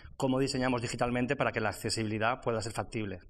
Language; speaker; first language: Spanish; non-native, fluent; French